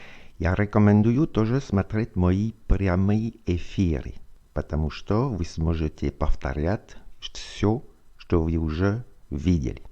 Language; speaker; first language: Russian; non-native, fluent; French